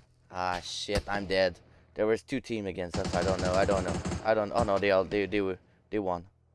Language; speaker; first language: English; non-native, fluent; French